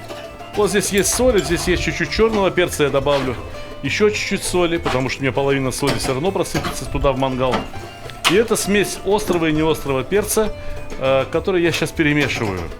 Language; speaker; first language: Russian; native; Russian